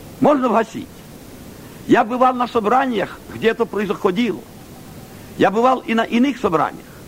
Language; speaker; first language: Russian; non-native, local second language; Ukrainian